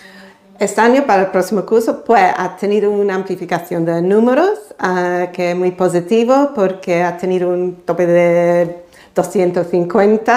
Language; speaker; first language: Spanish; non-native, fluent; English